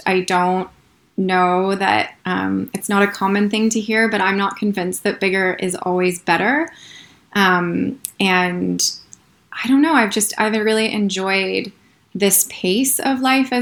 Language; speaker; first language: English; native; English